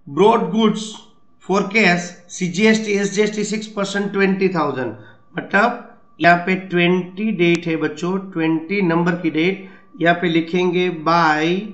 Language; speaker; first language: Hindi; non-native, local second language; Gujarati